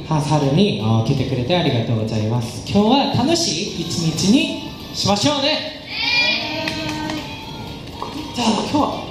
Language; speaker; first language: Japanese; non-native, learner; Korean